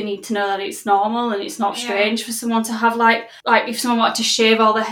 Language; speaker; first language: English; native; English